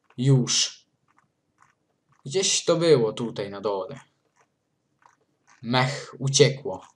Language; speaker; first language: Polish; native; Polish